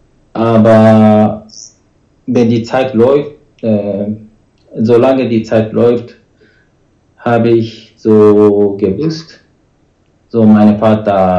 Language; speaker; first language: German; non-native, learner; Japanese